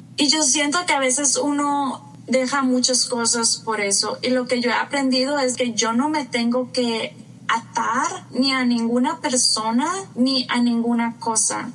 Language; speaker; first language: Spanish; native; Spanish